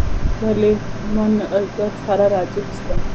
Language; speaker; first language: Persian; non-native, learner; Urdu